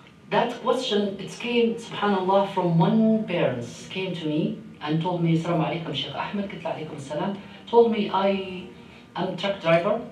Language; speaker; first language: English; non-native, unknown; Arabic